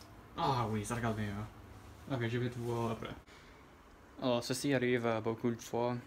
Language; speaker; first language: French; non-native, learner; English